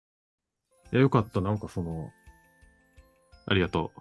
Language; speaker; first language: Japanese; native; Japanese